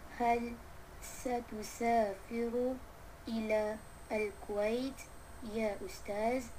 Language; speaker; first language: Arabic; non-native, learner; Malay